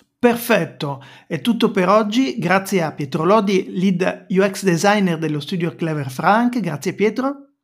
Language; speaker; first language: Italian; native; Italian